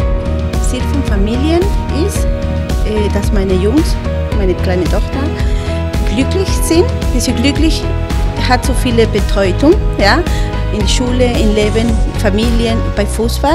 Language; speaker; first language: German; non-native, learner; Spanish